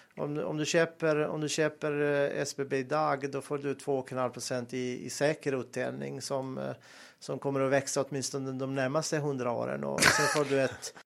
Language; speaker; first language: Swedish; non-native, fluent; Serbian